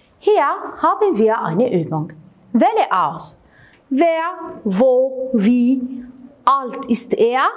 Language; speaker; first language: German; non-native, fluent; Arabic